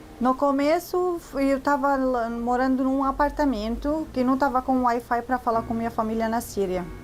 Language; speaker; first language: Portuguese; non-native, learner; Arabic